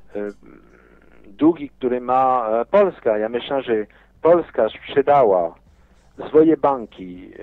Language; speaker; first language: Polish; non-native, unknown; French